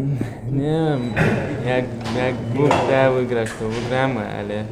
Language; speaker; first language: Polish; non-native, learner; Chechen